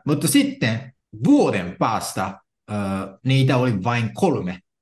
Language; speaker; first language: Finnish; non-native, fluent; Japanese